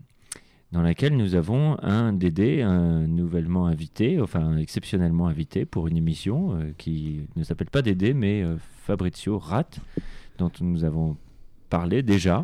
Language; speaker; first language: French; native; French